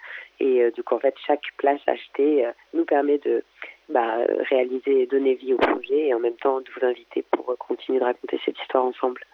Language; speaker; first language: French; native; French